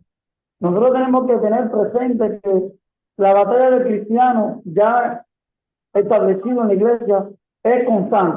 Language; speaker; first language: Spanish; native; Spanish